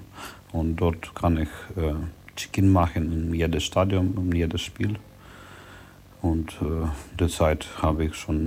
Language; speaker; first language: German; non-native, learner; Ukrainian